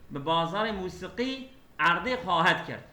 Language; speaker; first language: Persian; non-native, fluent; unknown